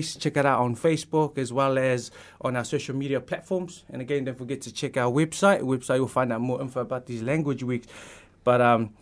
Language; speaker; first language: English; native; English